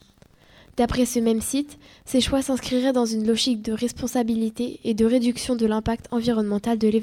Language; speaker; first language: French; native; French